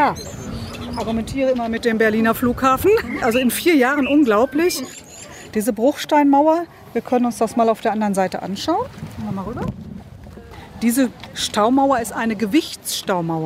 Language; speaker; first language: German; native; German